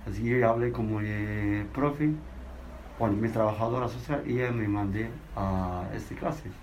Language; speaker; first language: Spanish; non-native, learner; Arabic